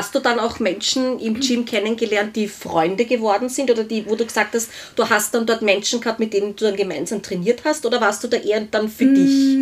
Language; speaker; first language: German; native; German